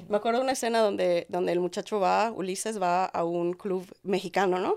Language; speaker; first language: Spanish; native; Spanish